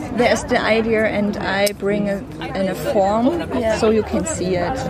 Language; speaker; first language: English; non-native, learner; German